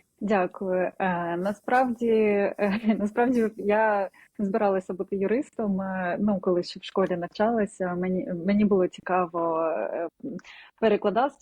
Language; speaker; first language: Ukrainian; non-native, local second language; Russian